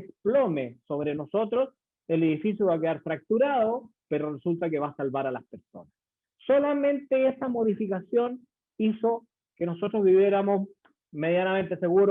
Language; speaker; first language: Spanish; native; Spanish